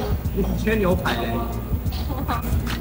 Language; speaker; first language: Chinese; native; Chinese